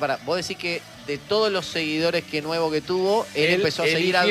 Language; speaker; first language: Spanish; native; Spanish